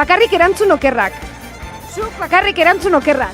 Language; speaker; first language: Basque; native; Basque